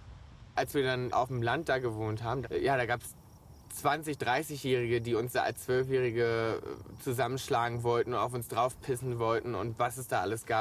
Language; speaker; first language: German; native; German